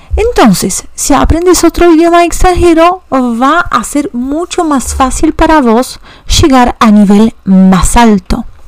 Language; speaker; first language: Spanish; non-native, fluent; Polish